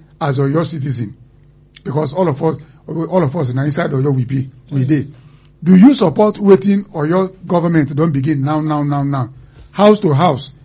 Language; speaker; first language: Nigerian Pidgin; non-native, local second language; Igbo